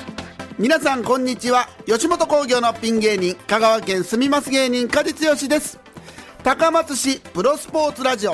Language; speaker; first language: Japanese; native; Japanese